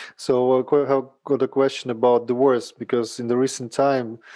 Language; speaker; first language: English; non-native, learner; Russian